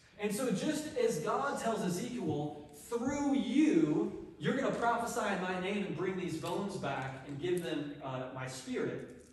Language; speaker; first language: English; native; English